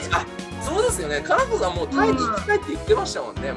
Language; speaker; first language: Japanese; native; Japanese